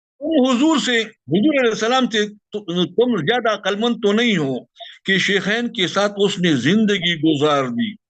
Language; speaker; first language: Urdu; non-native, local second language; Pashto